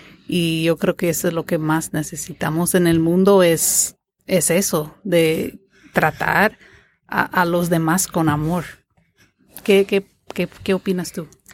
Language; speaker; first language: Spanish; non-native, fluent; English